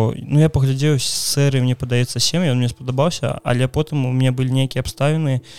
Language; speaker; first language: Belarusian; non-native, local second language; Russian